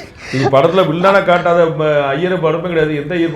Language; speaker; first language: Tamil; native; Tamil